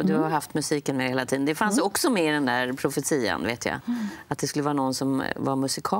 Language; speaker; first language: Swedish; native; Swedish